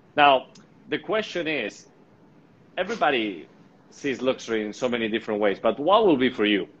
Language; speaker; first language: English; non-native, fluent; Spanish